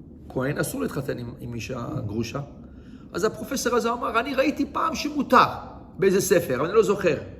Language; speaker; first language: Hebrew; non-native, fluent; French